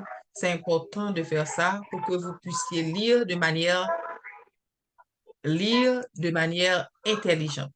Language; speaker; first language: French; native; French